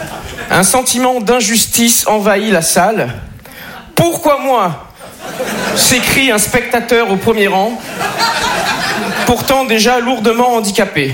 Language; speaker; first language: French; native; French